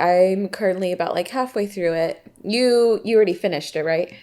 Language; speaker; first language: English; native; English